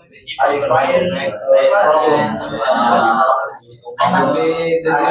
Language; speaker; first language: English; non-native, learner; Indonesian